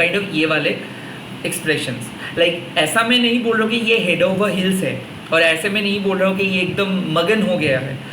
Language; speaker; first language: Hindi; non-native, local second language; Bangla